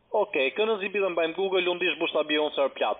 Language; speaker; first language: German; non-native, learner; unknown